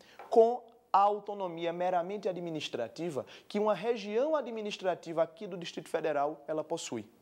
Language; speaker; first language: Portuguese; native; Portuguese